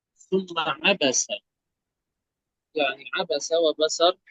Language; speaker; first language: Arabic; native; Arabic